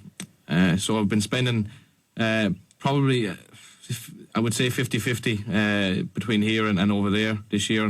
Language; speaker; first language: English; native; English